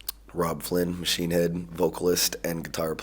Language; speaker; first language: English; native; English